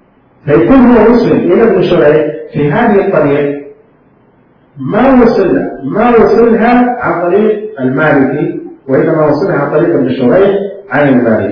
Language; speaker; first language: Arabic; native; Arabic